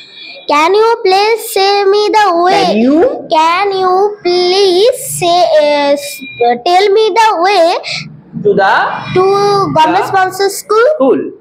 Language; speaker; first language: English; non-native, learner; Bangla